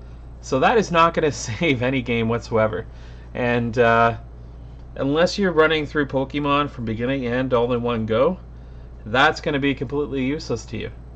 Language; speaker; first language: English; native; English